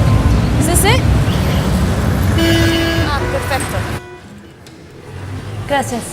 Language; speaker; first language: Spanish; non-native, learner; English